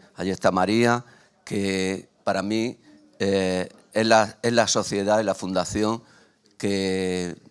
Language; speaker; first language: Spanish; native; Spanish